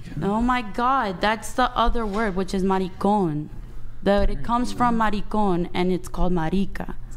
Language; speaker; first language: English; early bilingual, other home language; Portuguese